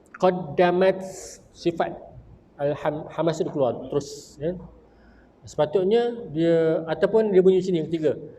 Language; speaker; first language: Malay; native; Malay